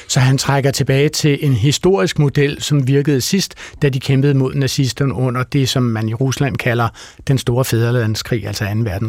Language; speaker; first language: Danish; native; Danish